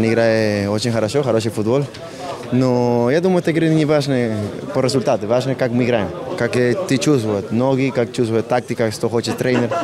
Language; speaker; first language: Russian; non-native, learner; Spanish